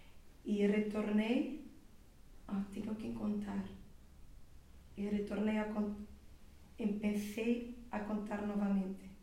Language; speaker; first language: Spanish; non-native, learner; Portuguese